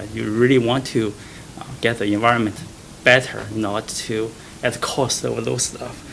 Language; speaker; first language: English; non-native, fluent; Chinese